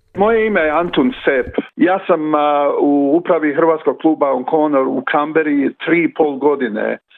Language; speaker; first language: Croatian; early bilingual, heritage; Croatian